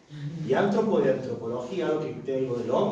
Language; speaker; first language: Spanish; native; Spanish